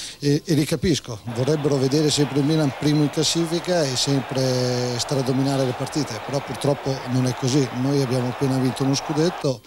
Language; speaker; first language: Italian; native; Italian